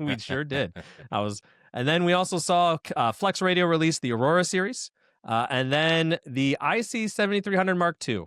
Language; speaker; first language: English; native; English